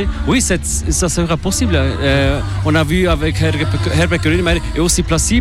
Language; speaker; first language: French; non-native, local second language; German